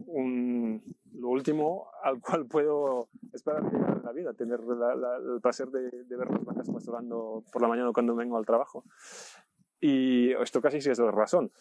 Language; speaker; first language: Spanish; non-native, fluent; French